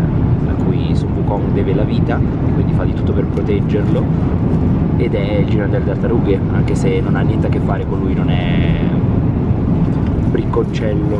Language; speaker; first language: Italian; native; Italian